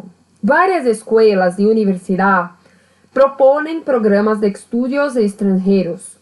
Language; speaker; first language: Spanish; non-native, learner; Portuguese